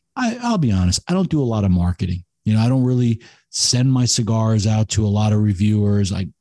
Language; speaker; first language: English; native; English